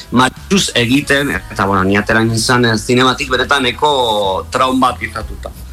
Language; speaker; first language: Basque; non-native, local second language; Spanish